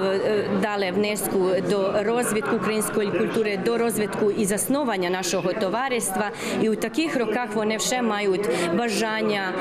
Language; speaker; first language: Ukrainian; early bilingual, heritage; Ukrainian